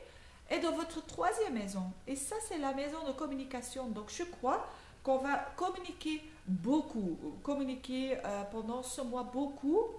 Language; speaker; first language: French; non-native, local second language; Dutch